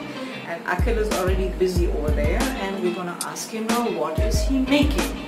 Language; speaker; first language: English; non-native, fluent; German